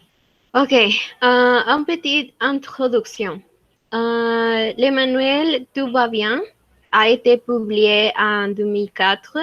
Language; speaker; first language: French; non-native, learner; Spanish